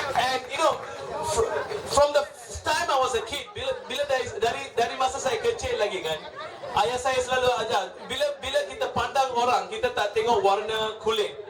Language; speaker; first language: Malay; non-native, local second language; Tamil